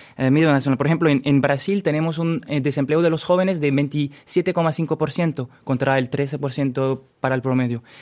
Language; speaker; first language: Spanish; non-native, fluent; French